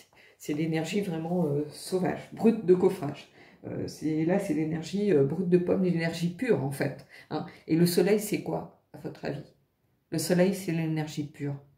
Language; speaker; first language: French; native; French